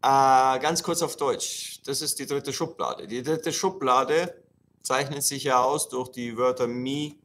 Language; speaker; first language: German; non-native, fluent; Italian